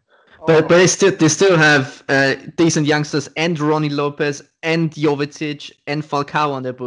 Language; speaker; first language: English; non-native, fluent; German